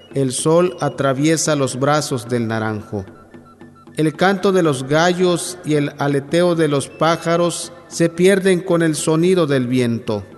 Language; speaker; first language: Spanish; non-native, local second language; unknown